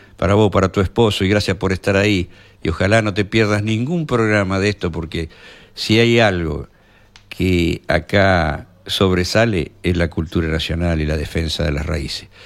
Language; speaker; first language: Spanish; native; Spanish